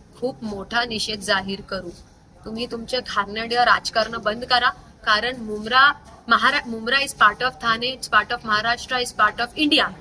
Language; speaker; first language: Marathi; non-native, local second language; Urdu